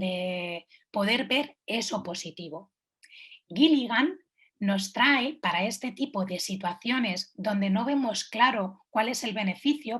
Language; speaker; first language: Spanish; native; Spanish